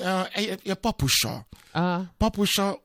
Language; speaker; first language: Hungarian; non-native, fluent; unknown